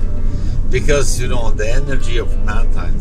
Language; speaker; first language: English; non-native, learner; Albanian